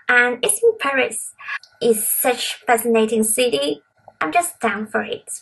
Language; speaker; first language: English; non-native, local second language; Cantonese